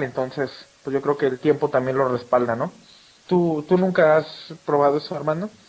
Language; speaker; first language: Spanish; native; Spanish